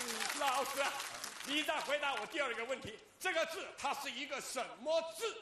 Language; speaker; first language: Chinese; native; Chinese